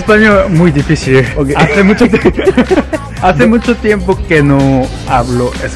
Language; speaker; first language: Spanish; non-native, learner; Korean